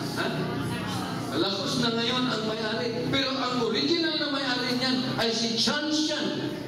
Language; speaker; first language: Filipino; non-native, local second language; Cebuano